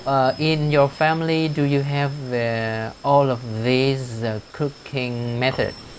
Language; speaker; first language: English; non-native, fluent; Vietnamese